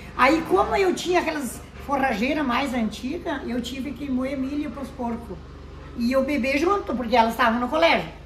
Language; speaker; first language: Portuguese; native; Portuguese